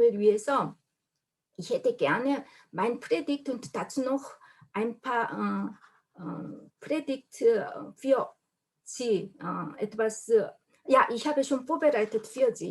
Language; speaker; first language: German; non-native, learner; Korean